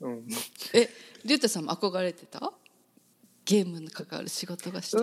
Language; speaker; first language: Japanese; native; Japanese